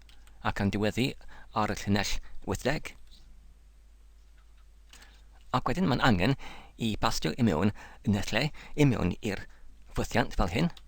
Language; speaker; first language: Welsh; non-native, learner; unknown